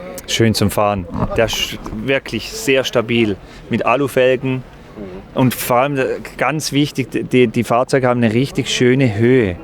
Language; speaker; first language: German; native; German